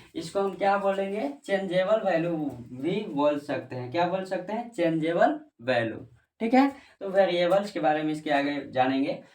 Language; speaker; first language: Hindi; native; Hindi